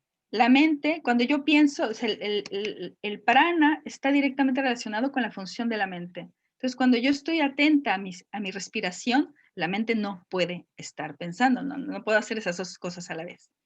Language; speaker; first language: Spanish; native; Spanish